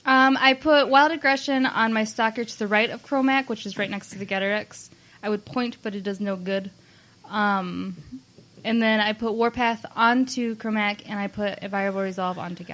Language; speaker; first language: English; native; English